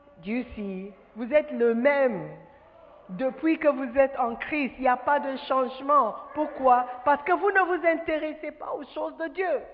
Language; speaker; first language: French; non-native, fluent; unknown